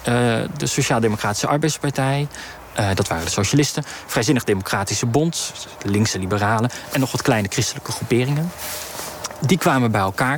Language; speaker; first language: Dutch; native; Dutch